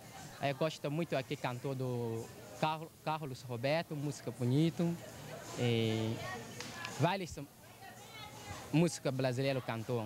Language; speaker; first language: Portuguese; non-native, learner; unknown